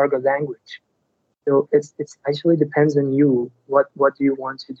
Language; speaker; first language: English; non-native, fluent; Persian